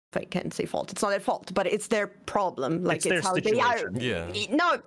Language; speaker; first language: English; non-native, fluent; Italian